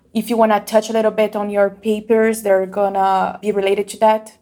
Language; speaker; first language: English; non-native, fluent; Portuguese